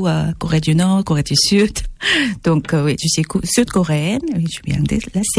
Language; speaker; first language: French; non-native, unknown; Korean